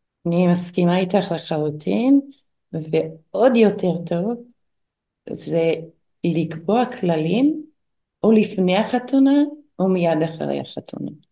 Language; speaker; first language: Hebrew; non-native, fluent; English